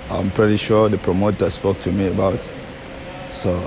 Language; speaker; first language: English; non-native, fluent; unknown